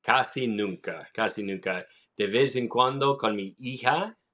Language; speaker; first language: Spanish; non-native, learner; English